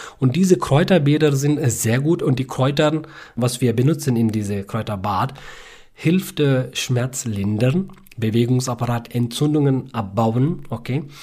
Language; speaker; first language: German; non-native, learner; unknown